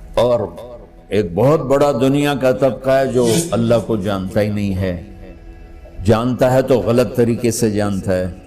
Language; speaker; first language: Urdu; non-native, local second language; Punjabi